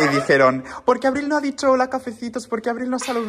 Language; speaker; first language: Spanish; native; Spanish